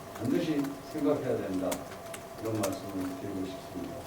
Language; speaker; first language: Korean; native; Korean